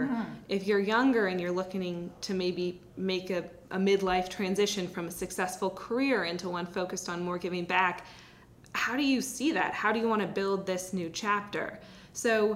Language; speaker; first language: English; native; English